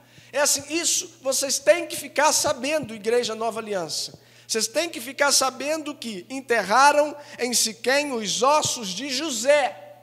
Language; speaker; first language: Portuguese; native; Portuguese